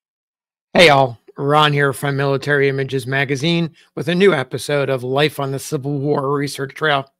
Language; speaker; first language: English; native; English